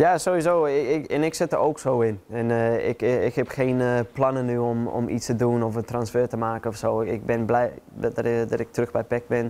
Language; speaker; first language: Dutch; non-native, fluent; English